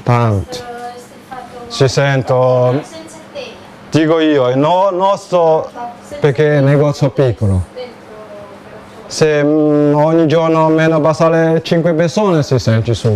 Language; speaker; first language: Italian; non-native, learner; Chinese